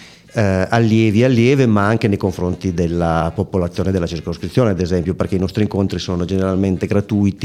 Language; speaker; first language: Italian; native; Italian